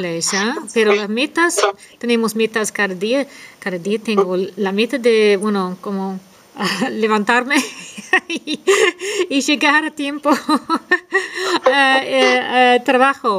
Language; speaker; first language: Spanish; non-native, fluent; English